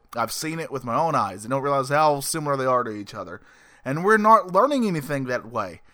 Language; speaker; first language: English; native; English